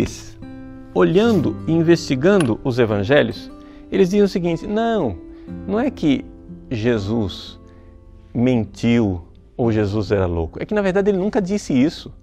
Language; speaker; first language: Portuguese; native; Portuguese